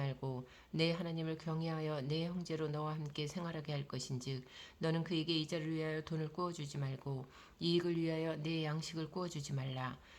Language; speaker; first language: Korean; native; Korean